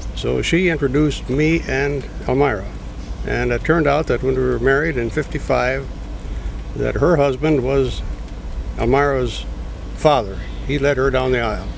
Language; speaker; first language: English; native; English